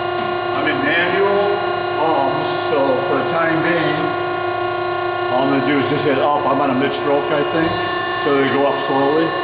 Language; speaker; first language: English; native; English